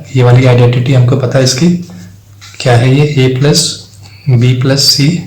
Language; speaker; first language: Hindi; native; Hindi